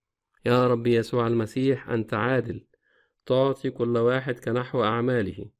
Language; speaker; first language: Arabic; native; Arabic